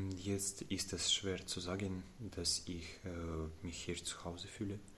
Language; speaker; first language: German; non-native, learner; Ukrainian